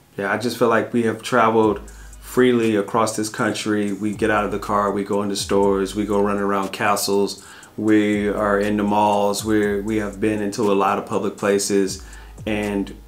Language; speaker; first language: English; native; English